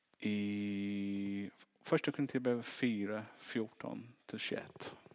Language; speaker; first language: Swedish; non-native, fluent; English